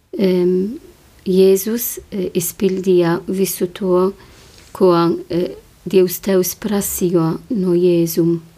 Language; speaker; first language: Latvian; non-native, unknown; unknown